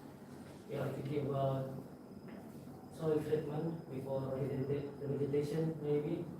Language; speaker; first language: English; non-native, learner; Indonesian